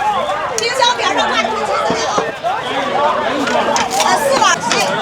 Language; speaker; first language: Chinese; native; Chinese